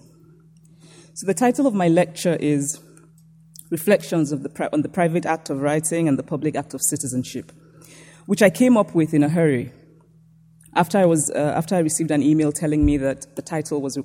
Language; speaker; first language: English; native; English